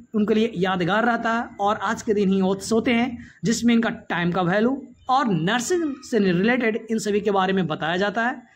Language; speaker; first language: Hindi; native; Hindi